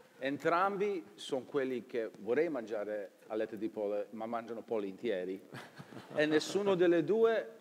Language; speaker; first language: Italian; early bilingual, heritage; Italian